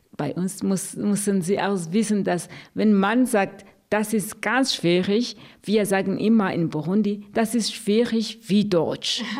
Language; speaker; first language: German; non-native, fluent; Rundi